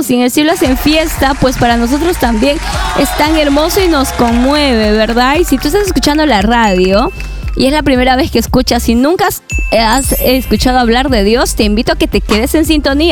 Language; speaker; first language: Spanish; native; Spanish